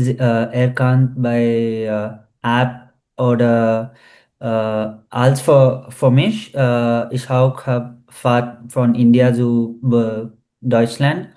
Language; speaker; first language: German; non-native, learner; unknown